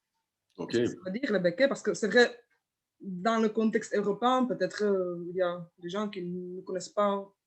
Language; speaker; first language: French; non-native, fluent; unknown